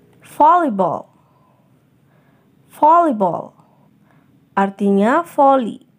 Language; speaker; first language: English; non-native, fluent; Indonesian